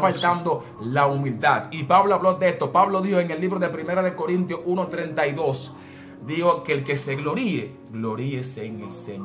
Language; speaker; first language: Spanish; native; Spanish